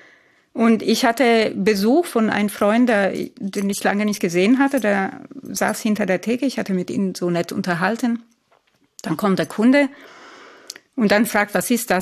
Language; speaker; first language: German; non-native, fluent; Italian